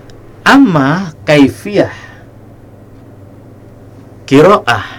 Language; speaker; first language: Arabic; non-native, fluent; Indonesian